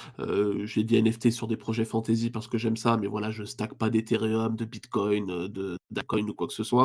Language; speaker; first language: French; native; French